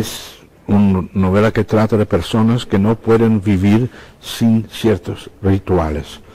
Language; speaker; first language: Spanish; non-native, fluent; Dutch